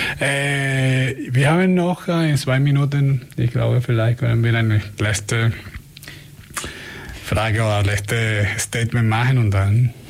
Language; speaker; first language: German; non-native, learner; Spanish